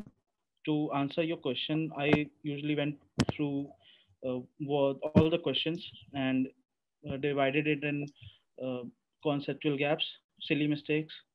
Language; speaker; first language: English; non-native, local second language; Hindi